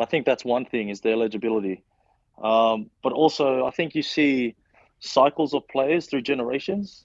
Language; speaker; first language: English; non-native, local second language; Fijian